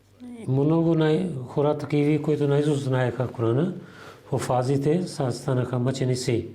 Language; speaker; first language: Bulgarian; non-native, learner; Urdu